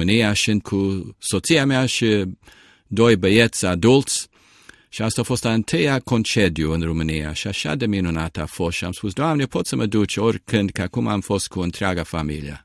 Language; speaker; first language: Romanian; early bilingual, heritage; Romanian